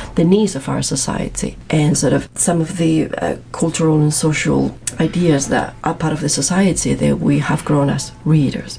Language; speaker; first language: English; non-native, fluent; Spanish